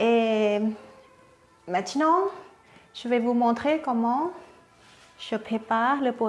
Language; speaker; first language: French; non-native, learner; Thai